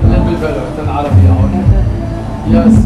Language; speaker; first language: English; non-native, learner; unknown